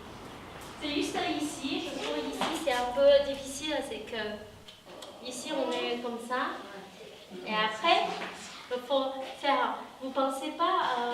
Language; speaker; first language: French; non-native, fluent; Chinese